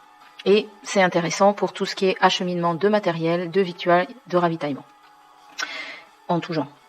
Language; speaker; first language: French; native; French